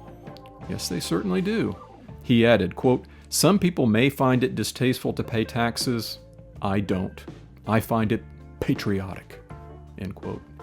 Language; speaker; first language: English; native; English